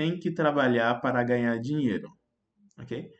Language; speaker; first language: Portuguese; non-native, fluent; French